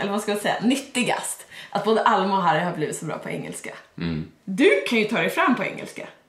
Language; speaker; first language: Swedish; native; Swedish